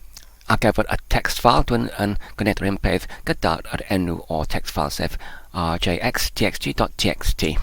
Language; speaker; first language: Welsh; non-native, learner; English